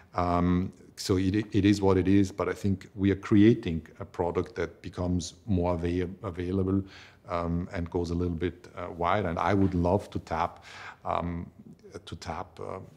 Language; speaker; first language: English; non-native, fluent; German